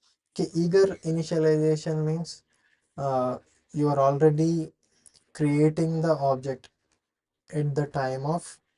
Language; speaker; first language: English; non-native, fluent; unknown